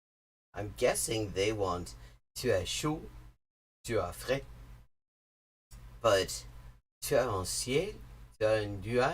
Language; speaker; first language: French; non-native, learner; English